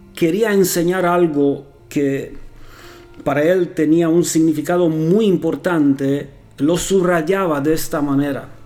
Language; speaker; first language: Spanish; non-native, fluent; Romanian